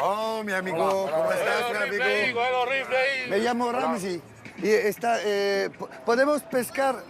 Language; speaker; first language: Spanish; non-native, learner; French